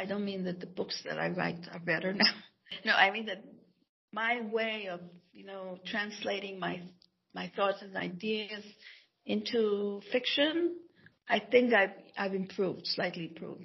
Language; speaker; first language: English; non-native, fluent; Hebrew